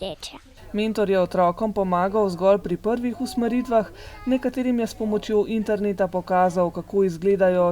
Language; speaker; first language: Slovenian; native; Slovenian